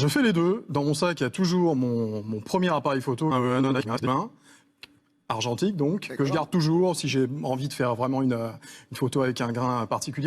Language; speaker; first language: French; native; French